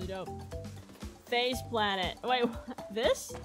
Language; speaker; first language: English; native; English